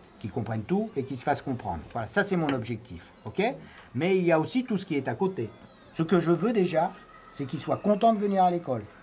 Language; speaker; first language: French; native; French